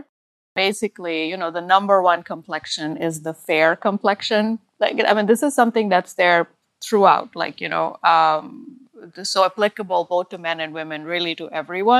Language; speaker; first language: English; non-native, local second language; Urdu